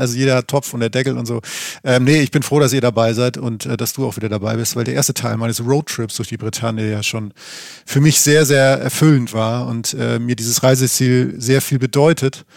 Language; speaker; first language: German; native; German